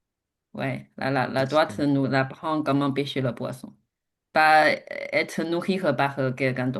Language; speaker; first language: French; non-native, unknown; Chinese